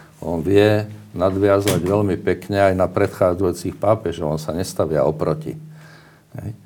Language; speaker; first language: Slovak; native; Slovak